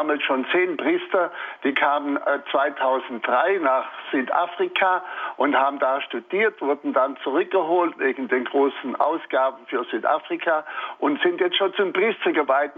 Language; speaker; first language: German; native; German